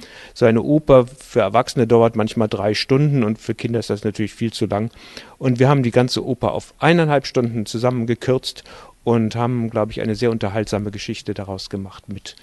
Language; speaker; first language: German; native; German